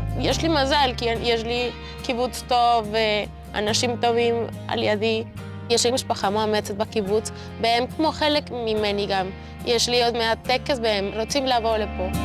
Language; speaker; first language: Hebrew; non-native, fluent; Spanish